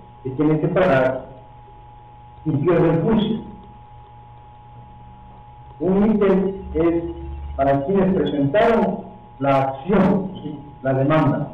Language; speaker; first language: Spanish; native; Spanish